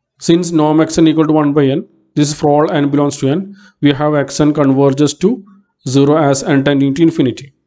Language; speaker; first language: English; non-native, local second language; Malayalam